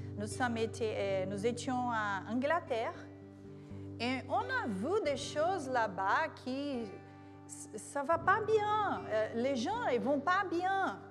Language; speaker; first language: French; non-native, learner; Portuguese